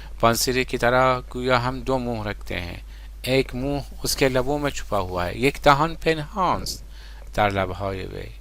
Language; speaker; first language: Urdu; non-native, fluent; Persian